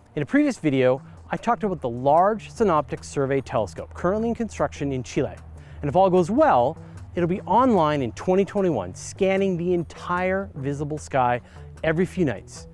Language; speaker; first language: English; native; English